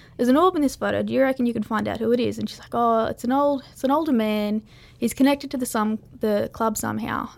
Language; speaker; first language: English; native; English